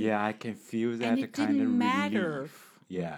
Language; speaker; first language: English; non-native, learner; Chinese